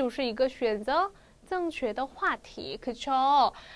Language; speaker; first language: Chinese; non-native, fluent; Korean